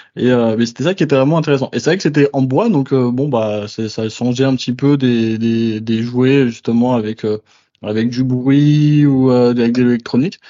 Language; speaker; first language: French; native; French